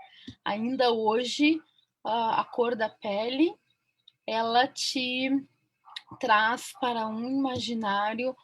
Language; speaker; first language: Portuguese; native; Portuguese